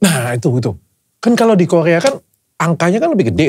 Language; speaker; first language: Indonesian; native; Indonesian